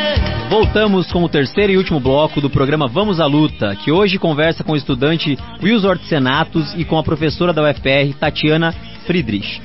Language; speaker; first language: Portuguese; native; Portuguese